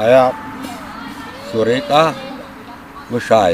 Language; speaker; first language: Hebrew; non-native, fluent; Romanian